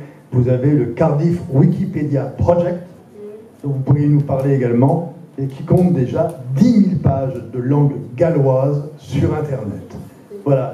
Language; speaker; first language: French; native; French